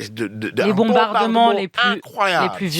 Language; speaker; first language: French; native; French